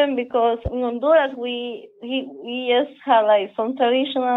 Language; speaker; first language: English; non-native, learner; Spanish